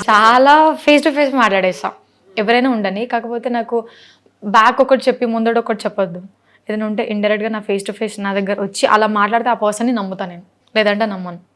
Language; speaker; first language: Telugu; non-native, local second language; Lambadi